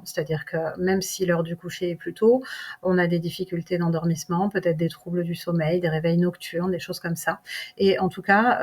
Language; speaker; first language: French; native; French